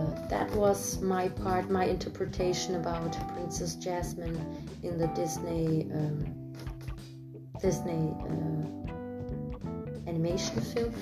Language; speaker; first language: English; non-native, fluent; German